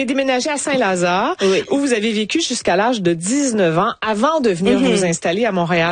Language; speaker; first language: French; native; French